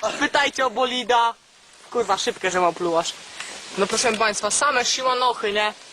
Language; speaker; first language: Polish; native; Polish